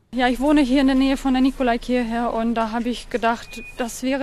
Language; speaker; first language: German; non-native, fluent; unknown